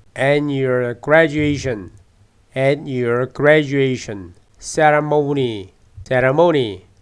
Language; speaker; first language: English; non-native, fluent; Korean